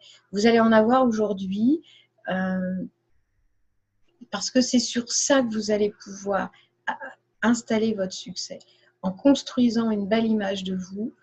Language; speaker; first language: French; native; French